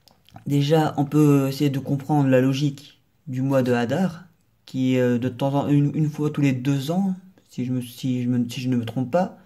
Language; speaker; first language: French; native; French